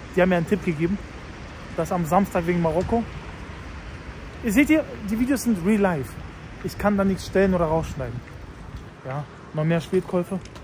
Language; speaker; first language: German; native; German